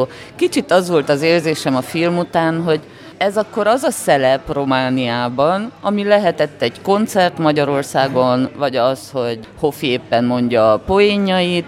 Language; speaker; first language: Hungarian; native; Hungarian